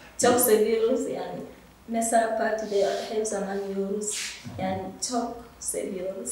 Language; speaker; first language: Turkish; non-native, learner; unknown